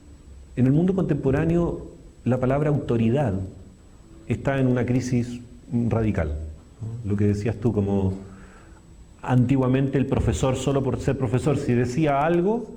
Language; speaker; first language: Spanish; native; Spanish